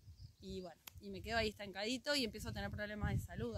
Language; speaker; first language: Spanish; native; Spanish